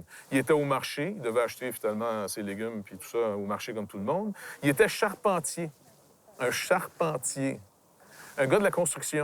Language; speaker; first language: French; native; French